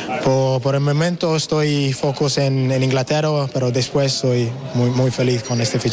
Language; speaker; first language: Spanish; non-native, learner; English